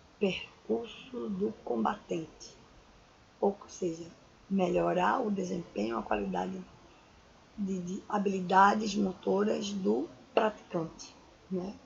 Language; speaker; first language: Portuguese; native; Portuguese